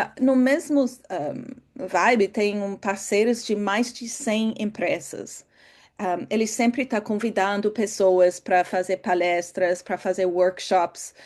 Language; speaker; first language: Portuguese; non-native, fluent; English